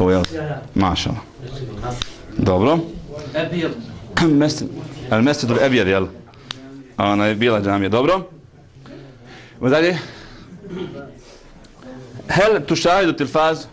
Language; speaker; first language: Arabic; non-native, fluent; Bosnian